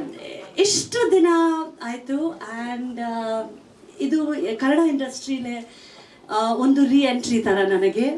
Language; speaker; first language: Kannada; non-native, fluent; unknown